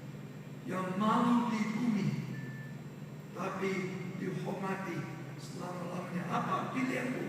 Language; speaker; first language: Indonesian; non-native, learner; English